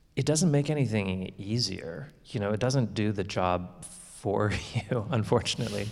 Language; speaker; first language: English; native; English